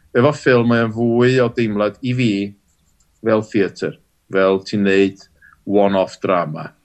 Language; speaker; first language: Welsh; native; Welsh